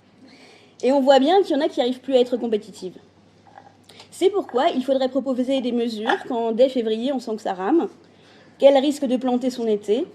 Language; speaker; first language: French; native; French